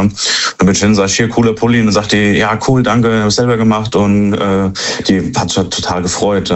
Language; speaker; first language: German; native; German